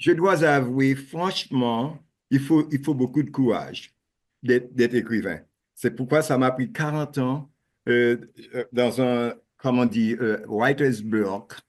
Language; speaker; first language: French; non-native, local second language; Haitian Creole